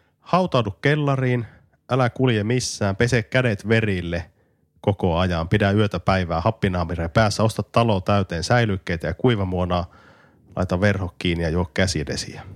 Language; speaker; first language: Finnish; native; Finnish